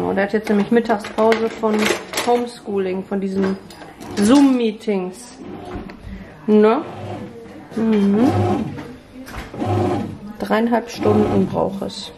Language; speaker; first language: German; native; German